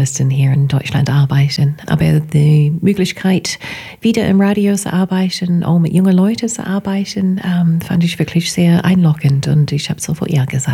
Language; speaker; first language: German; non-native, fluent; English